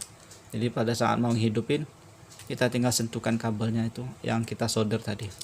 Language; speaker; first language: Indonesian; native; Indonesian